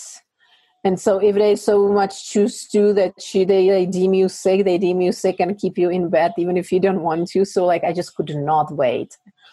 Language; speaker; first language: English; non-native, fluent; Czech